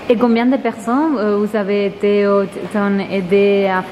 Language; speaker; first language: French; non-native, learner; Spanish